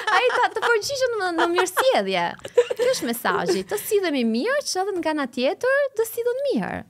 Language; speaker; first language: Albanian; early bilingual, heritage; Albanian